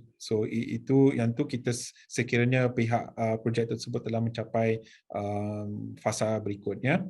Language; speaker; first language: Malay; native; Malay